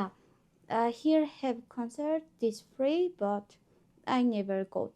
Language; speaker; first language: English; non-native, learner; Georgian